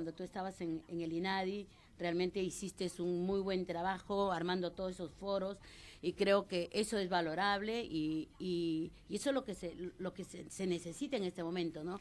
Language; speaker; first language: Spanish; native; Spanish